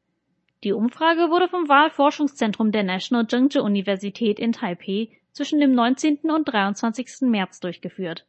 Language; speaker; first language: German; native; German